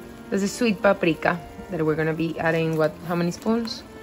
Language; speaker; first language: English; non-native, fluent; Spanish